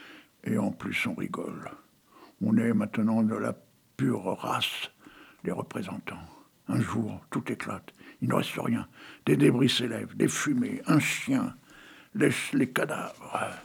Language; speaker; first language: French; native; French